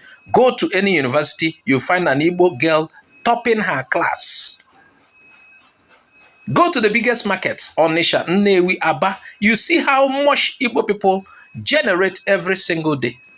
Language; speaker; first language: English; non-native, local second language; Igbo